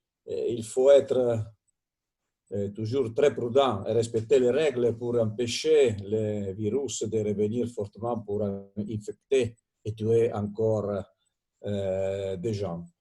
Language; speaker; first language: French; non-native, fluent; Italian